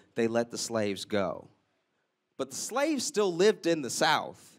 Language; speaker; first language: English; native; English